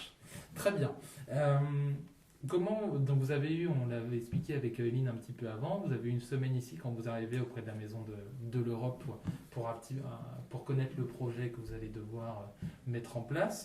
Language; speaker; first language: French; native; French